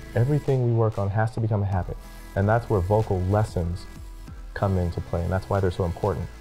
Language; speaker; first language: English; native; English